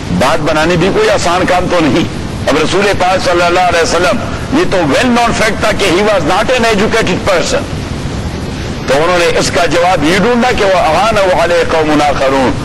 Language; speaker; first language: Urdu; non-native, local second language; Pashto